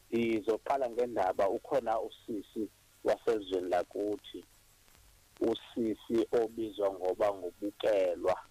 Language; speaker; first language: Zulu; non-native, local second language; Xhosa